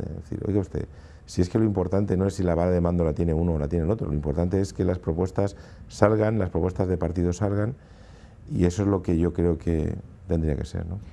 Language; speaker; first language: Spanish; native; Spanish